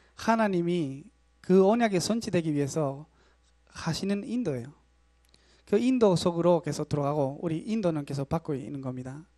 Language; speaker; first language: Korean; non-native, learner; Spanish